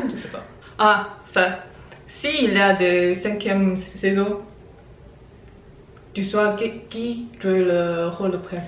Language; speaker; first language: French; non-native, learner; Chinese